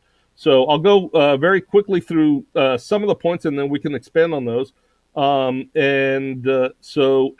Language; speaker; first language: English; native; English